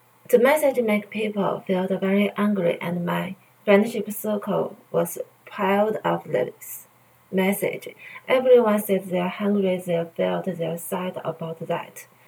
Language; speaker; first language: English; non-native, learner; Chinese